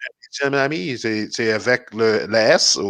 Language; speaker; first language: French; non-native, learner; English